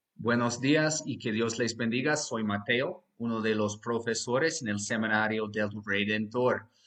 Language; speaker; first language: Spanish; non-native, fluent; English